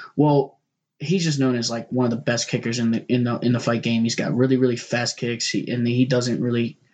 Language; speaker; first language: English; native; English